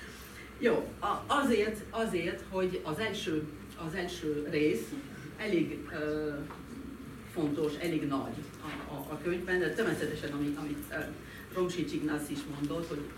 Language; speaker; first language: Hungarian; non-native, fluent; French